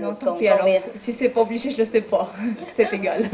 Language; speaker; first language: French; native; French